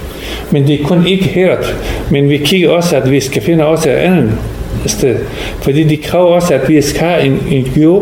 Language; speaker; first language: Danish; non-native, learner; Persian